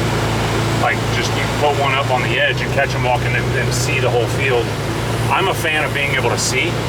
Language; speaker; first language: English; native; English